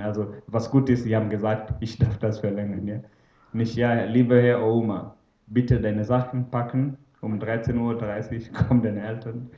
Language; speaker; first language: German; non-native, fluent; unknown